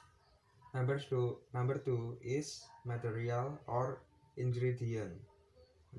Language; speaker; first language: English; non-native, learner; Indonesian